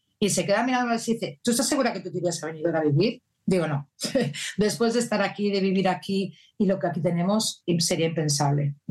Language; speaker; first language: Spanish; native; Spanish